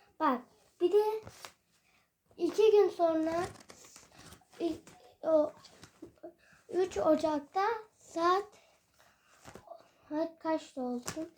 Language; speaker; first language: Turkish; early bilingual, heritage; Turkish